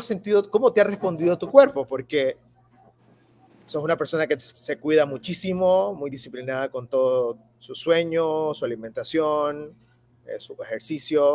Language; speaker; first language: Spanish; native; Spanish